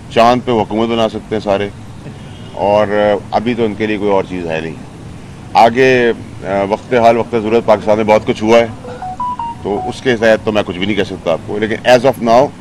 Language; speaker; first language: Urdu; native; Urdu